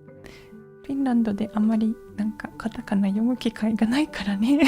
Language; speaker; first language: Japanese; non-native, learner; English